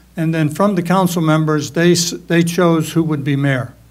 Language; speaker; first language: English; native; English